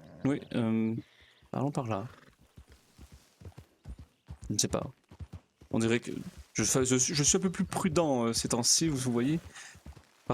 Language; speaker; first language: French; native; French